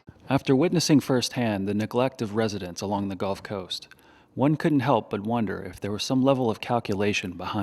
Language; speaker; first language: English; native; English